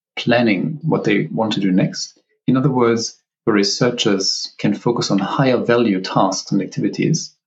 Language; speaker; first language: English; non-native, fluent; German